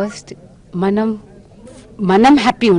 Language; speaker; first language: Telugu; non-native, local second language; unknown